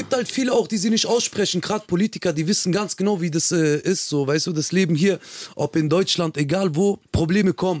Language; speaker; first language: German; early bilingual, other home language; Kurdish